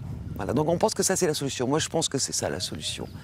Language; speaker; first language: French; native; French